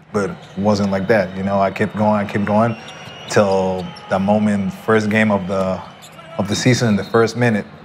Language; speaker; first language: English; non-native, fluent; Spanish